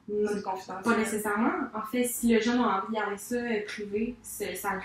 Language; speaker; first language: French; native; French